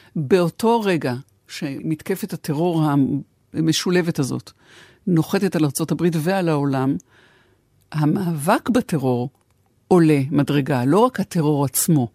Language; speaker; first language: Hebrew; native; Hebrew